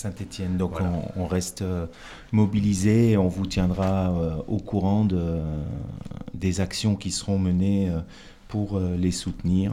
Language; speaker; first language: French; native; French